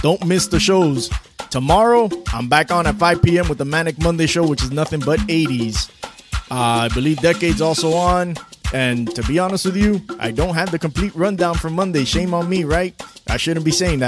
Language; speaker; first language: English; early bilingual, other home language; Spanish